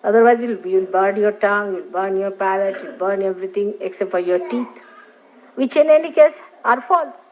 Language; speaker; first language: English; non-native, local second language; Marathi